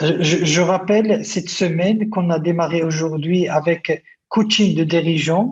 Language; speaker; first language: French; non-native, local second language; Arabic